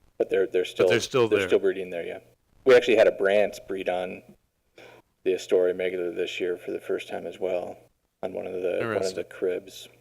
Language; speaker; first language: English; native; English